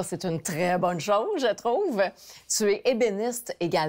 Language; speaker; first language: French; native; French